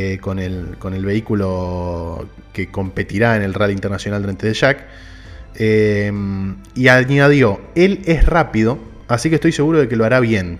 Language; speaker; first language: Spanish; native; Spanish